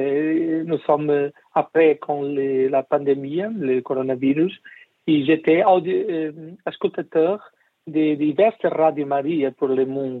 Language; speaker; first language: French; non-native, learner; Portuguese